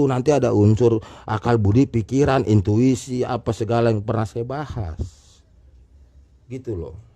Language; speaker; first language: Indonesian; native; Indonesian